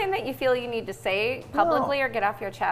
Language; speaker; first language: English; native; English